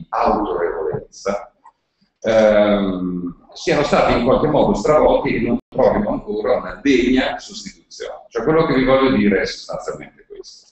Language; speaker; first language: Italian; native; Italian